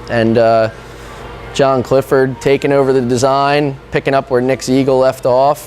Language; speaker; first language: English; native; English